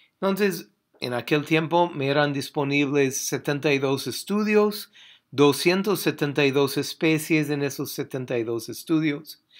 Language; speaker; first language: Spanish; non-native, fluent; English